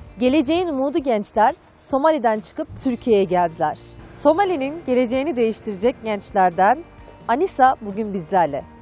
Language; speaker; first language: Turkish; native; Turkish